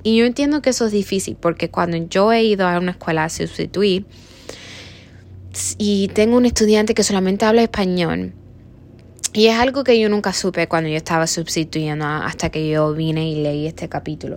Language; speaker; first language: Spanish; early bilingual, heritage; Spanish